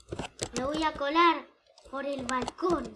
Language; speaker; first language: Spanish; native; Spanish